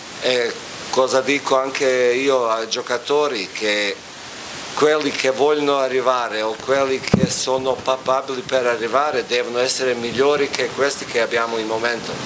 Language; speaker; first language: Italian; non-native, fluent; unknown